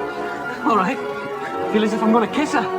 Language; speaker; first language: English; native; English